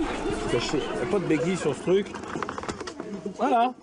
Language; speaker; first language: French; native; French